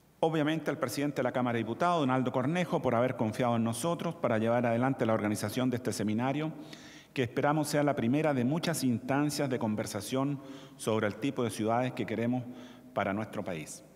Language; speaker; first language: Spanish; native; Spanish